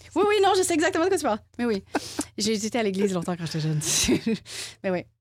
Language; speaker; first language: French; native; French